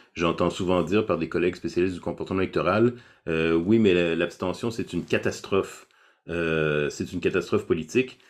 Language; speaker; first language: French; native; French